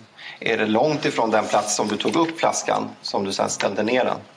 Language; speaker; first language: Swedish; native; Swedish